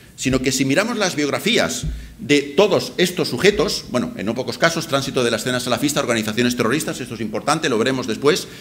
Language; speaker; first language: Spanish; native; Spanish